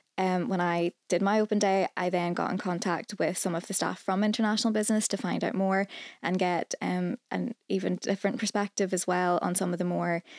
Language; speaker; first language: English; native; English